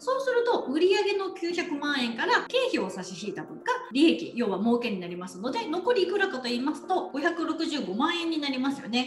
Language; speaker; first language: Japanese; native; Japanese